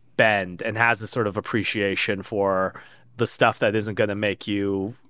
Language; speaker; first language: English; native; English